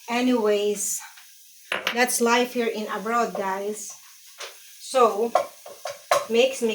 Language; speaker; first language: English; non-native, local second language; Filipino